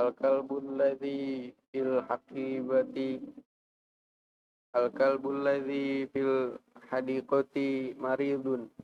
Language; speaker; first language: Arabic; non-native, learner; Indonesian